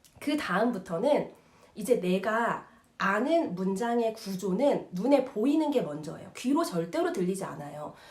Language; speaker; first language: Korean; native; Korean